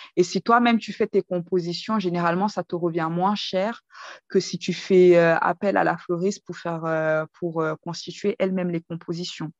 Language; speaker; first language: French; early bilingual, other home language; Kinyarwanda